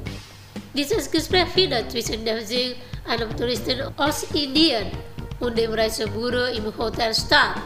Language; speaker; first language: German; non-native, fluent; Indonesian